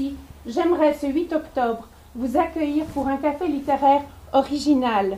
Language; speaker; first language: French; native; French